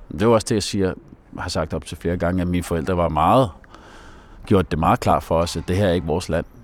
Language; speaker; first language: Danish; early bilingual, other home language; Arabic